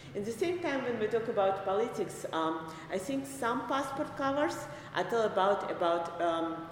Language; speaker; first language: English; non-native, fluent; Belarusian